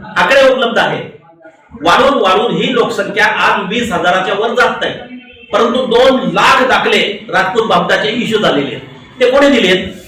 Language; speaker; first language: Marathi; non-native, local second language; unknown